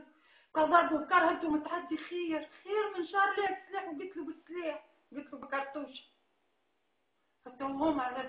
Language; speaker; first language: Arabic; native; Arabic